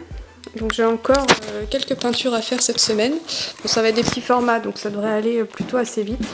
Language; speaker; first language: French; native; French